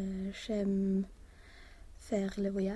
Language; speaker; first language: French; non-native, learner; Swedish